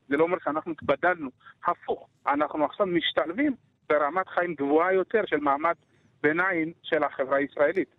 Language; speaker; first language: Hebrew; early bilingual, other home language; Amharic